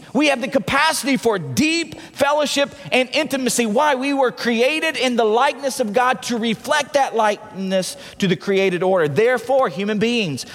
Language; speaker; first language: English; native; English